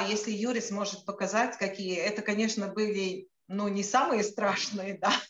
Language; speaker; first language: Russian; non-native, local second language; Latvian